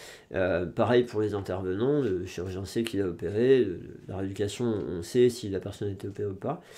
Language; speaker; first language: French; native; French